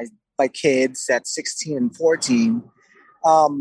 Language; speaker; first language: English; non-native, local second language; Filipino